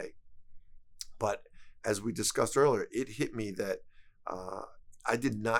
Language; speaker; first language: English; native; English